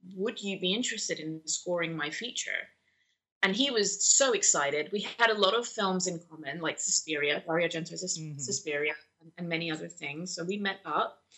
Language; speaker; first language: English; native; English